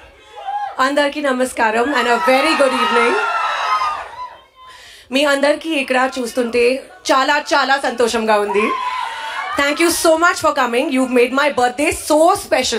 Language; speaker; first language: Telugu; non-native, fluent; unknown